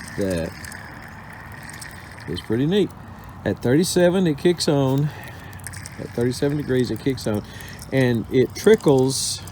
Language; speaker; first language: English; native; English